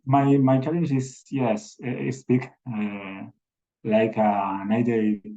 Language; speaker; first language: English; non-native, learner; Spanish